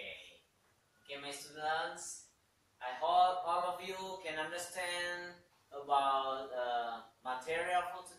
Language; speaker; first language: English; non-native, learner; Indonesian